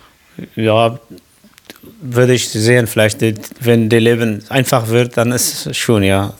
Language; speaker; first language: German; non-native, fluent; Arabic